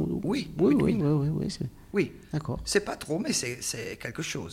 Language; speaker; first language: French; non-native, learner; Italian